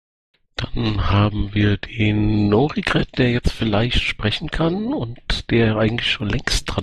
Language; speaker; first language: German; native; German